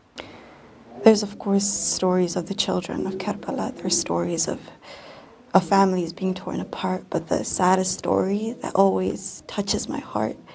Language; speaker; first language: English; non-native, fluent; Bosnian